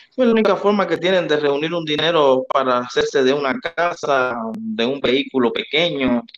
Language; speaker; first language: Spanish; native; Spanish